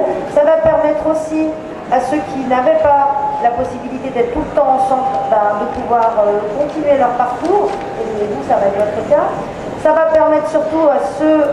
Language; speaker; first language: French; native; French